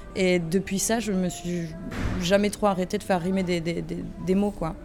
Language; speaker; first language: French; native; French